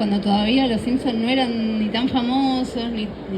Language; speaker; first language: Spanish; native; Spanish